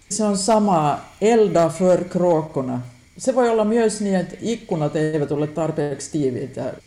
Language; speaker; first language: Finnish; non-native, local second language; Swedish